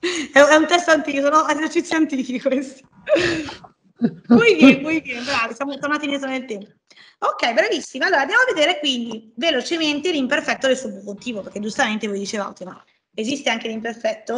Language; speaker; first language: Italian; native; Italian